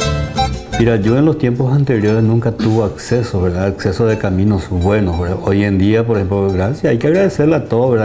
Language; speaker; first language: Spanish; native; Spanish